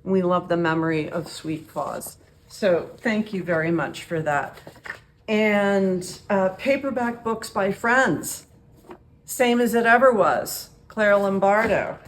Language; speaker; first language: English; native; English